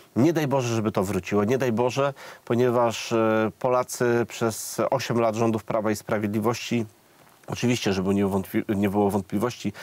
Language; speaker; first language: Polish; native; Polish